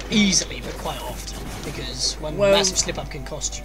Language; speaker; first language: English; native; English